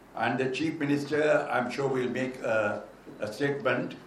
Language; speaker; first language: English; non-native, local second language; Tamil